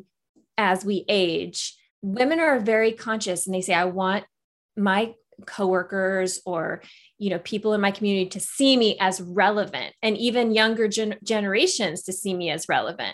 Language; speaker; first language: English; native; English